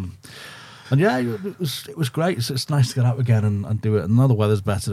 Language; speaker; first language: English; native; English